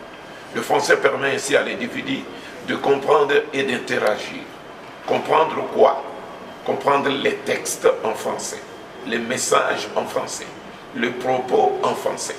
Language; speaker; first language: French; non-native, local second language; Lingala